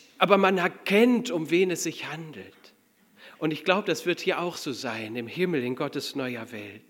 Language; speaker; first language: German; native; German